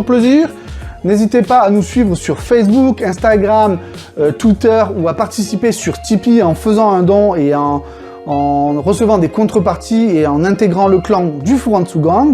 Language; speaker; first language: French; native; French